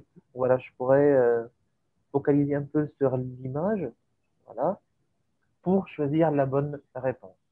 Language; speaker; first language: French; native; French